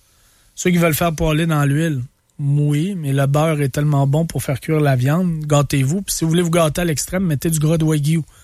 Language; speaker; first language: French; native; French